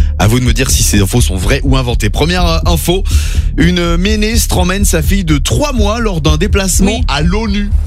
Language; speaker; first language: French; native; French